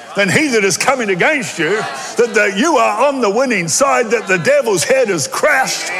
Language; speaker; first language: English; native; English